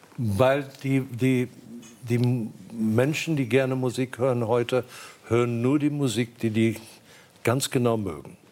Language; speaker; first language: German; non-native, fluent; English